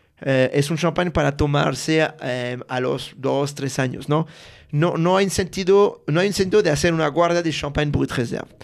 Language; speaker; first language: Spanish; non-native, fluent; French